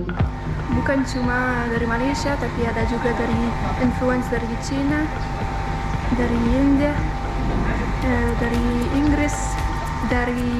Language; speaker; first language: Indonesian; non-native, fluent; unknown